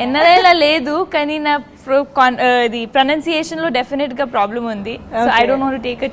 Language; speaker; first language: Telugu; non-native, learner; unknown